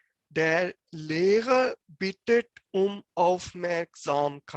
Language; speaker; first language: German; non-native, fluent; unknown